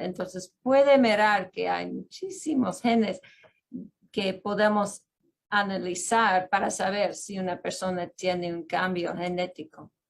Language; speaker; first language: Spanish; non-native, fluent; English